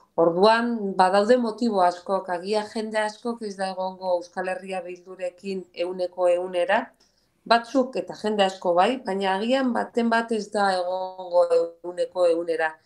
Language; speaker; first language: Basque; non-native, local second language; Spanish